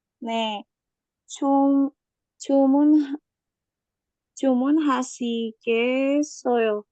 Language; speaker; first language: Korean; non-native, learner; Indonesian